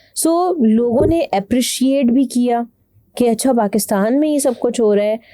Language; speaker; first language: Urdu; native; Urdu